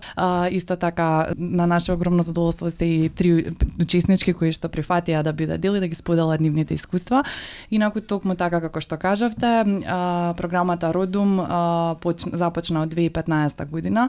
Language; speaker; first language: Macedonian; native; Macedonian